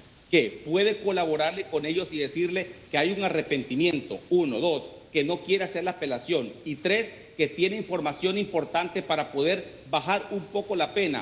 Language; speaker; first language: Spanish; native; Spanish